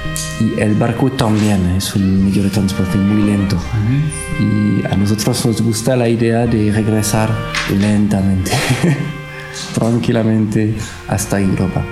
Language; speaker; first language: Spanish; non-native, fluent; French